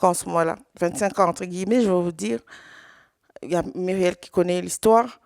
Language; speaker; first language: French; non-native, local second language; Swahili